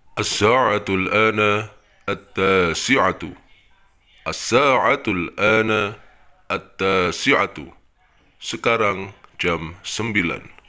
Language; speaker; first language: Arabic; non-native, fluent; Indonesian